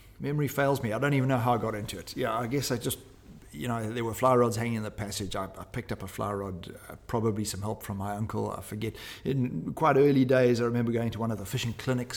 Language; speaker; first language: English; native; English